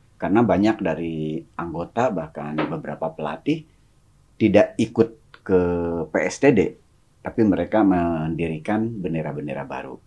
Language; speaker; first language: Indonesian; non-native, local second language; Sundanese